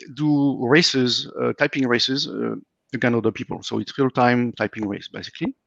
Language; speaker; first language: English; non-native, fluent; French